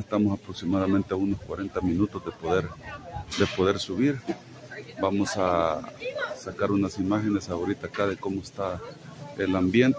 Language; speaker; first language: Spanish; native; Spanish